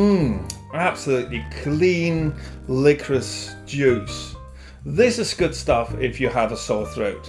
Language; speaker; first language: English; non-native, fluent; Danish